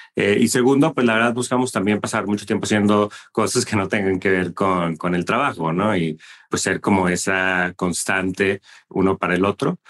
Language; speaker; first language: Spanish; native; Spanish